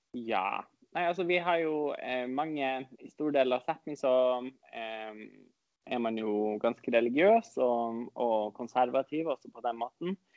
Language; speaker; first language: Norwegian; non-native, local second language; Northern Sami